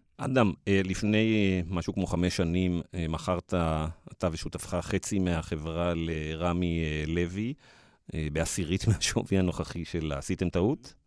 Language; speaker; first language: Hebrew; native; Hebrew